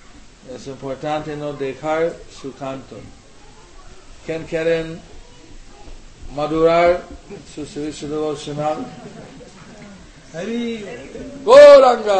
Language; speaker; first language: Spanish; non-native, learner; English